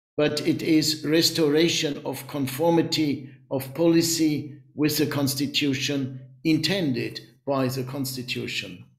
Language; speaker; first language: English; non-native, fluent; German